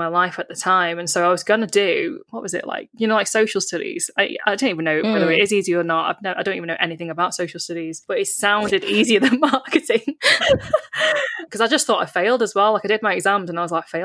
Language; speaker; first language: English; native; English